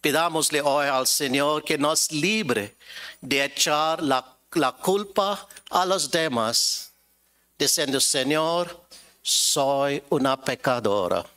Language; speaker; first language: Spanish; non-native, fluent; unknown